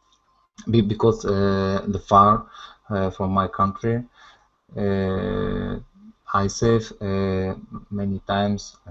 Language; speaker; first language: English; non-native, learner; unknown